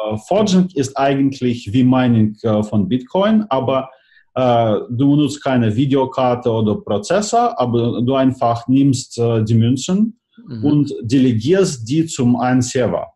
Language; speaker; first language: German; non-native, fluent; Russian